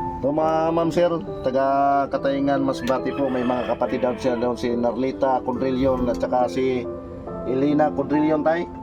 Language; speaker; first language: Filipino; non-native, local second language; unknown